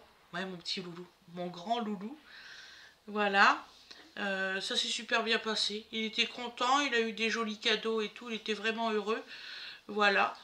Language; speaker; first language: French; native; French